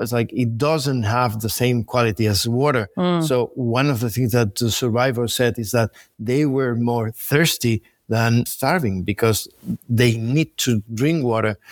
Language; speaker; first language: English; non-native, fluent; Spanish